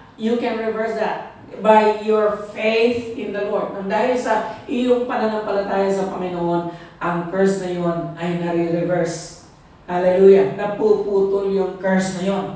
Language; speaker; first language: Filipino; native; Filipino